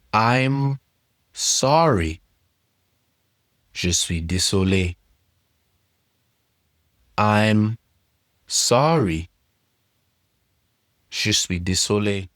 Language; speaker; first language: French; non-native, learner; English